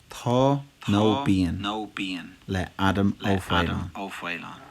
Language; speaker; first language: Irish; non-native, local second language; English